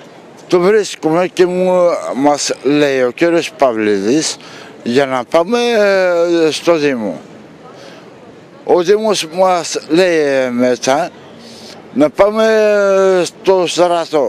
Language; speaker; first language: Greek; non-native, local second language; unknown